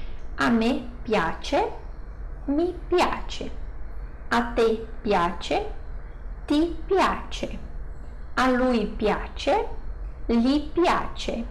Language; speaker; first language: Italian; non-native, fluent; Portuguese